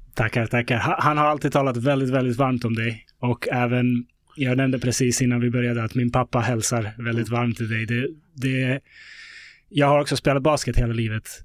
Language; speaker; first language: Swedish; early bilingual, other home language; Bosnian